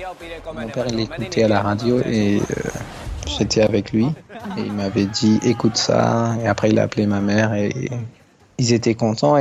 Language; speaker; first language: French; non-native, fluent; Burmese